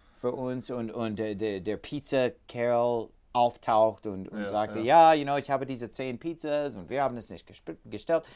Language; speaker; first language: German; non-native, learner; English